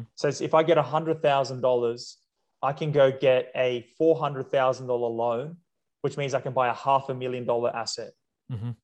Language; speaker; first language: English; native; English